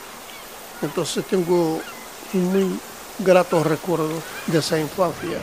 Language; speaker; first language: Spanish; non-native, local second language; Arabic